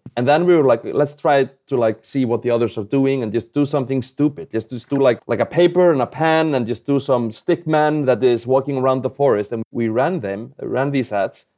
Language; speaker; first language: English; non-native, fluent; Icelandic